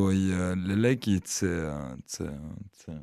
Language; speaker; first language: Ukrainian; non-native, learner; French